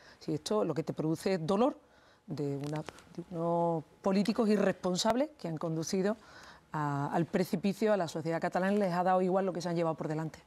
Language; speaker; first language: Spanish; native; Spanish